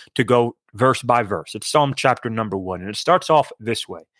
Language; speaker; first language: English; native; English